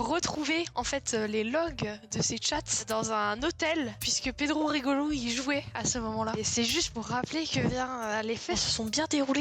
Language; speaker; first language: French; native; French